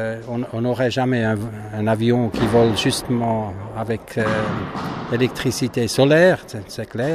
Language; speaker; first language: French; non-native, fluent; German